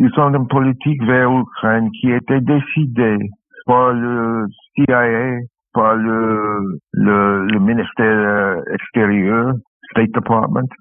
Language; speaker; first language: French; non-native, fluent; English